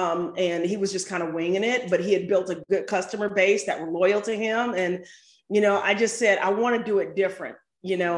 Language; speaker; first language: English; native; English